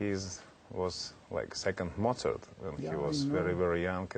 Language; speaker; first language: English; non-native, learner; Russian